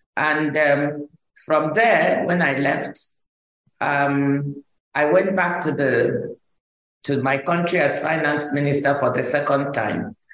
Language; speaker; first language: English; non-native, local second language; Igbo